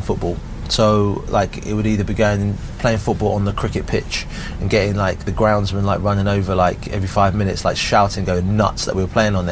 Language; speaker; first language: English; native; English